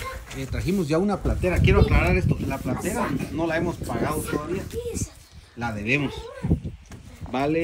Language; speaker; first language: Spanish; native; Spanish